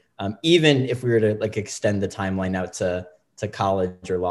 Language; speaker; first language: English; native; English